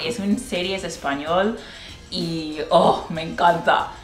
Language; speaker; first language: Spanish; non-native, fluent; English